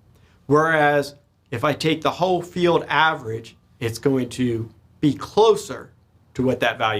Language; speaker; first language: English; native; English